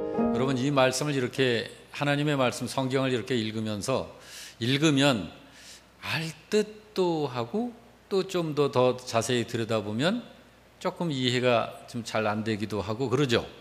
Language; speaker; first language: Korean; native; Korean